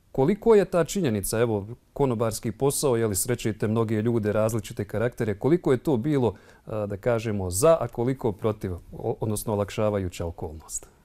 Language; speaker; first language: Bosnian; native; Bosnian